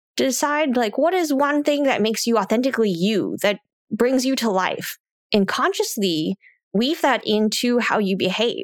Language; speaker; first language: English; native; English